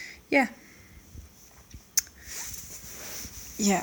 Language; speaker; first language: English; non-native, learner; Swedish